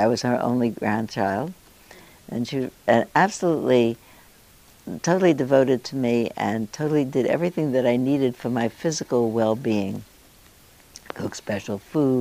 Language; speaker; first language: English; early bilingual, other home language; Yiddish